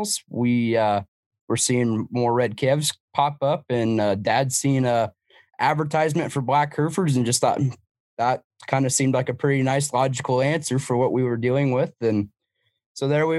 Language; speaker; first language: English; native; English